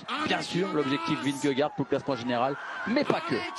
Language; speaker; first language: French; native; French